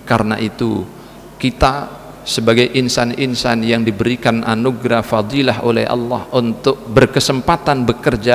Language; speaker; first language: Indonesian; native; Indonesian